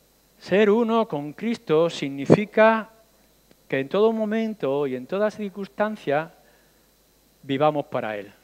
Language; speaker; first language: Spanish; native; Spanish